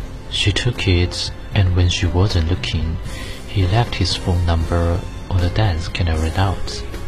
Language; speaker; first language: English; non-native, fluent; Chinese